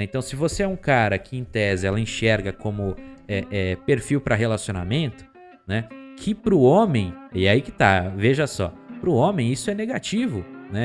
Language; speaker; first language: Portuguese; native; Portuguese